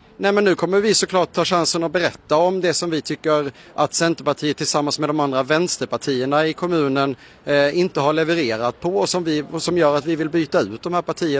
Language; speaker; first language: Swedish; native; Swedish